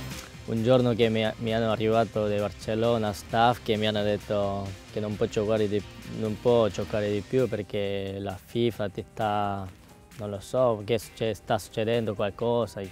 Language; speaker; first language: Italian; non-native, learner; Korean